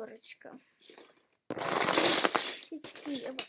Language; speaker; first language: Russian; early bilingual, heritage; Russian